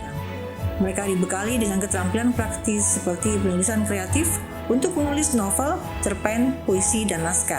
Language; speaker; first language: Indonesian; native; Indonesian